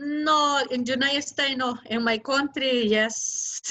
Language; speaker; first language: English; non-native, learner; Spanish